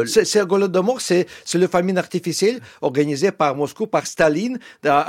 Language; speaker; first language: French; non-native, fluent; Russian